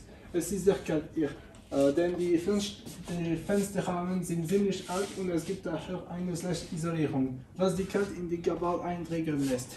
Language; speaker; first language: German; non-native, learner; French